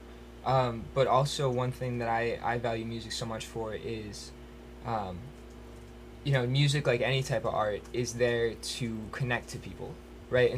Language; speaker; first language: English; native; English